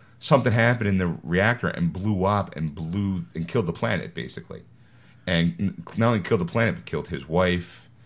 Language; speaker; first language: English; native; English